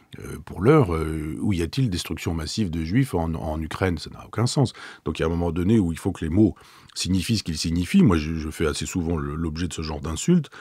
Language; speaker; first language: French; native; French